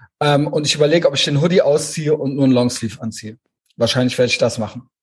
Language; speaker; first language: German; native; German